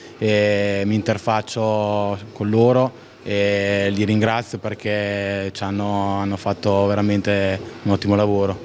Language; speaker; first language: Italian; native; Italian